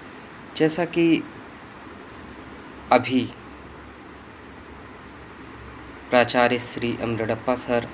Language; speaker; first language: Hindi; native; Hindi